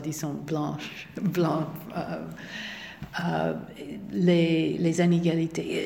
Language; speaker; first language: French; non-native, fluent; English